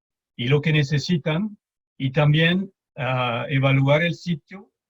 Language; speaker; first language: Spanish; non-native, fluent; French